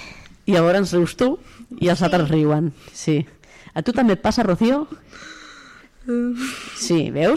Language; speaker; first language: Catalan; native; Catalan